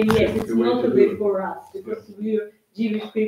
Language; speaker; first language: English; non-native, learner; Russian